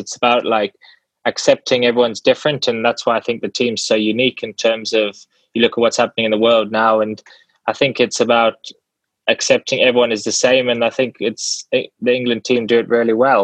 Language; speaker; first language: English; native; English